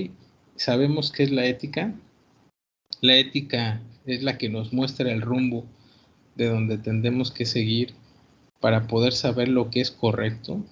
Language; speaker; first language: Spanish; native; Spanish